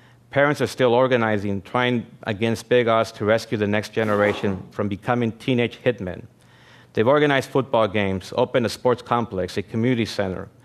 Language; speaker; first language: English; early bilingual, other home language; Spanish